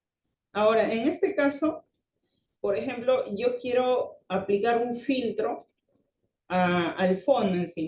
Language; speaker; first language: Spanish; native; Spanish